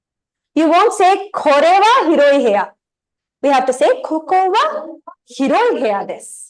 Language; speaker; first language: Japanese; non-native, fluent; Tamil